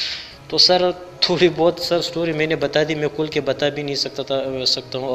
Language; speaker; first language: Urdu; non-native, local second language; Pashto